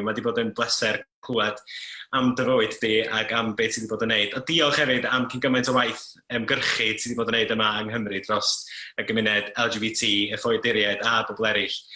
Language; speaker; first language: Welsh; native; Welsh